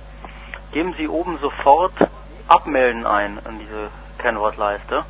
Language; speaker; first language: German; native; German